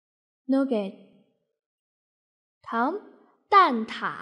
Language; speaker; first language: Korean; non-native, fluent; Chinese